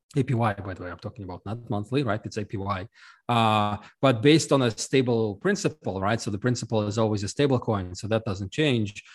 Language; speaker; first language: English; non-native, fluent; Russian